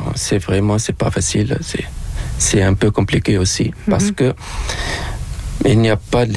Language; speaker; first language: French; non-native, local second language; Arabic